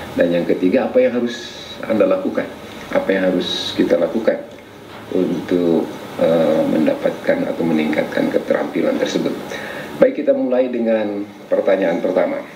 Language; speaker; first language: Indonesian; non-native, local second language; Sundanese